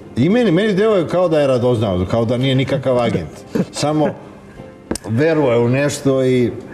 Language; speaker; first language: Serbian; native; Serbian